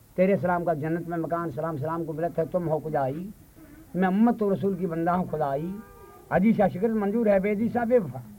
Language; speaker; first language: Hindi; non-native, local second language; Marwari